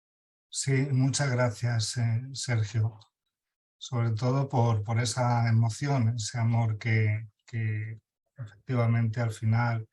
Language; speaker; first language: Spanish; native; Spanish